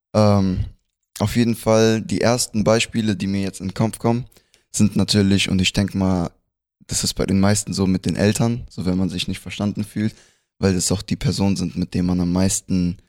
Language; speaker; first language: German; early bilingual, other home language; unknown